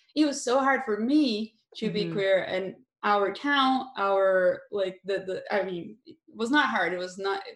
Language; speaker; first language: English; non-native, fluent; Portuguese